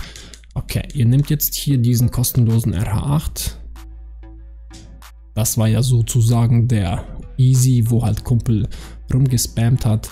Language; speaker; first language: German; native; German